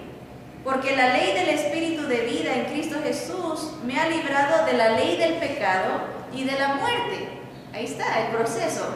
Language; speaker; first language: Spanish; native; Spanish